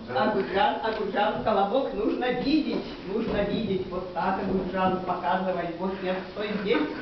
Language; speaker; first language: Russian; non-native, learner; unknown